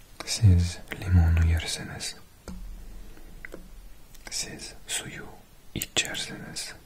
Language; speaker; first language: Turkish; non-native, learner; English